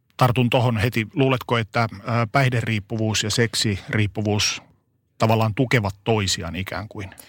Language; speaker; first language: Finnish; native; Finnish